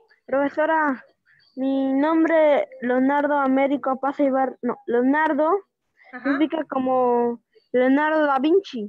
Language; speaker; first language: Spanish; native; Spanish